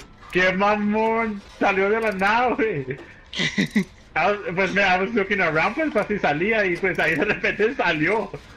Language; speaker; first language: Spanish; early bilingual, heritage; Spanish